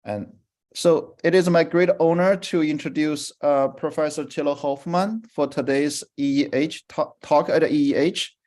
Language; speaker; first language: English; non-native, fluent; Chinese